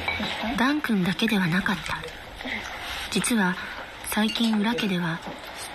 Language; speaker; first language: Japanese; native; Japanese